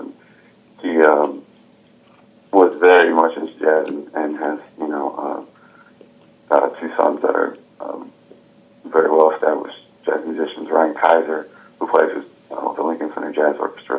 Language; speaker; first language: English; native; English